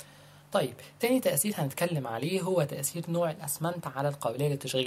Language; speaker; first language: Arabic; native; Arabic